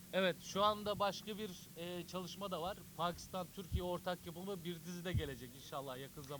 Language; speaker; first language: Turkish; native; Turkish